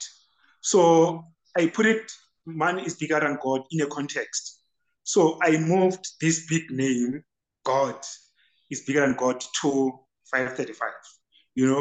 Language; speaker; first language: English; non-native, local second language; Southern Sotho